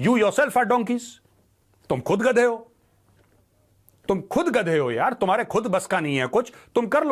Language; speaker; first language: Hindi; native; Hindi